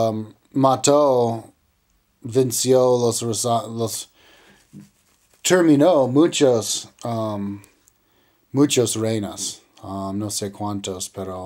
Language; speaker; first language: Spanish; non-native, learner; English